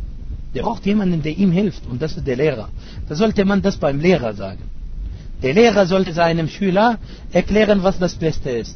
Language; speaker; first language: German; non-native, fluent; Arabic